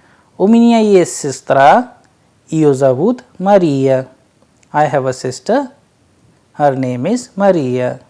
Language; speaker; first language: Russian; non-native, fluent; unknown